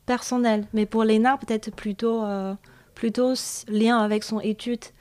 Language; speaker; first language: French; non-native, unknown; Chinese